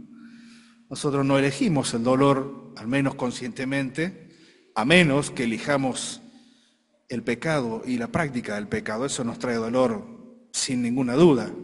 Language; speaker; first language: Spanish; native; Spanish